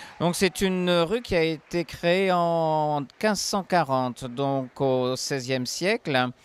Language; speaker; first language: French; native; French